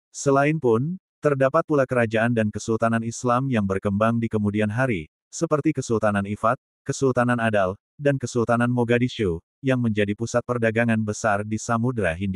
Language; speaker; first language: Indonesian; native; Indonesian